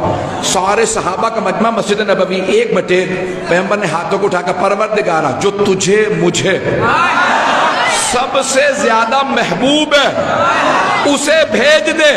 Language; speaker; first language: Urdu; native; Urdu